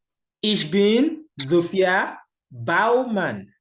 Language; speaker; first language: German; non-native, learner; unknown